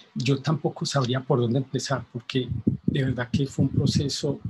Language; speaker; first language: Spanish; native; Spanish